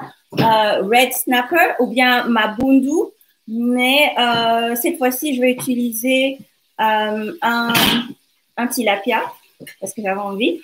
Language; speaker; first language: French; non-native, local second language; Lingala